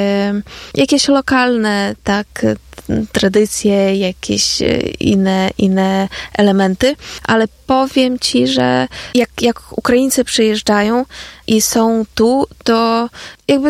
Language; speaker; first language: Polish; non-native, fluent; Ukrainian